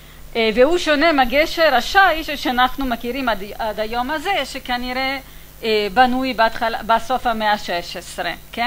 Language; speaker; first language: Hebrew; non-native, fluent; Italian